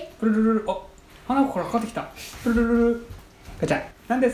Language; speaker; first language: Japanese; native; Japanese